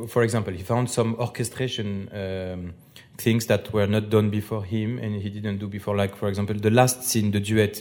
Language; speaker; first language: English; non-native, fluent; French